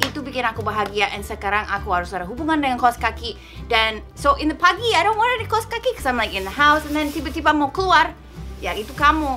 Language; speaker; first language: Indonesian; non-native, fluent; English